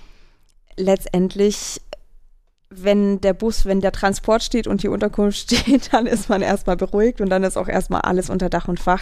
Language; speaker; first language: German; native; German